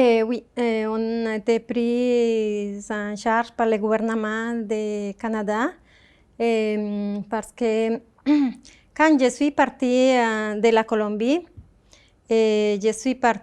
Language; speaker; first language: French; non-native, fluent; Spanish